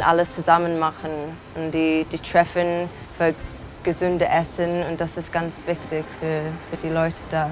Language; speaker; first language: German; non-native, fluent; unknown